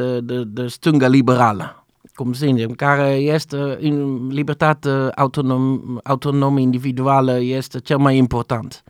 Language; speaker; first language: Romanian; non-native, learner; Dutch